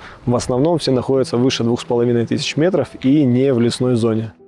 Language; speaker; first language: Russian; native; Russian